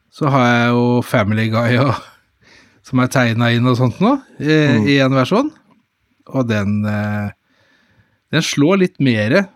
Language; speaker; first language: Norwegian; native; Norwegian